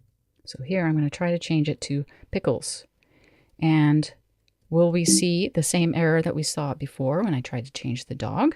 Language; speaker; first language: English; native; English